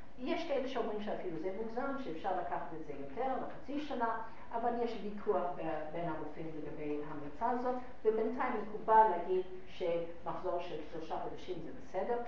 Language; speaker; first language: Hebrew; non-native, fluent; English